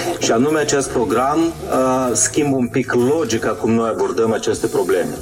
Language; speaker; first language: Romanian; native; Romanian